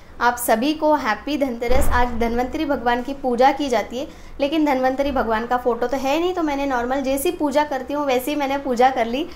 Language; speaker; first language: Hindi; non-native, local second language; Marathi